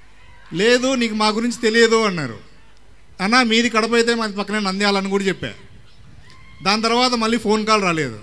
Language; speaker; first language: Telugu; native; Telugu